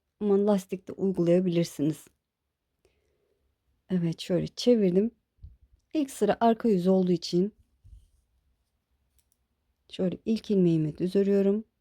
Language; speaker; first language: Turkish; native; Turkish